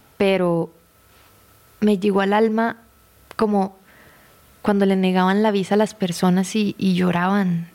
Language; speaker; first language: Spanish; native; Spanish